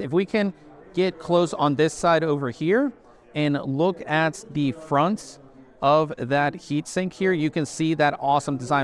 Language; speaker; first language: English; native; English